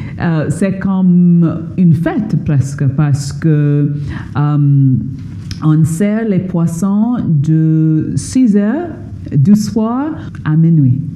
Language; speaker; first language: French; non-native, fluent; English